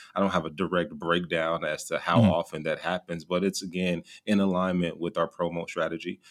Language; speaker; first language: English; native; English